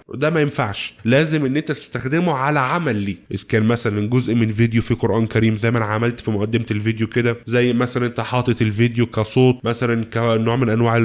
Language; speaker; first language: Arabic; native; Arabic